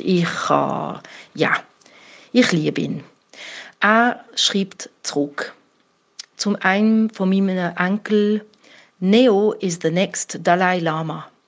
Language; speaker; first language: German; native; German